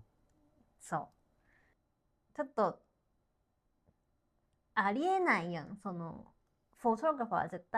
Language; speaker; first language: Japanese; non-native, fluent; Cantonese